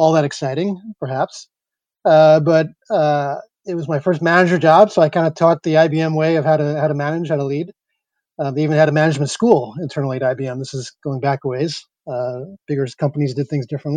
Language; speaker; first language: English; native; English